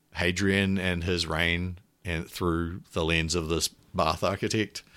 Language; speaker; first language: English; native; English